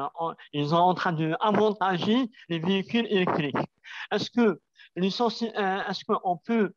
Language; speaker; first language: French; non-native, local second language; Arabic